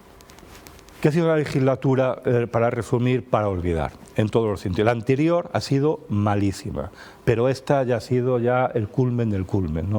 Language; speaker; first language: Spanish; native; Spanish